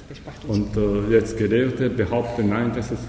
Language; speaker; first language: German; non-native, learner; Japanese